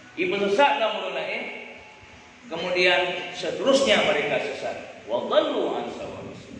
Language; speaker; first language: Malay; non-native, local second language; Achinese